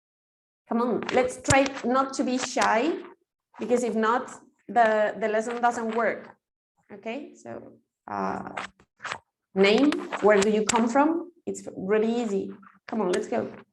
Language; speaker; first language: English; non-native, fluent; Spanish